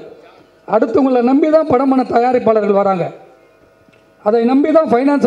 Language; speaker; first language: Tamil; native; Tamil